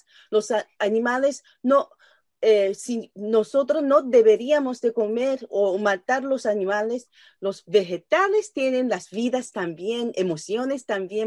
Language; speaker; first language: Spanish; non-native, learner; Japanese